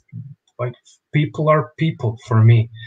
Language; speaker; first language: English; non-native, fluent; Bosnian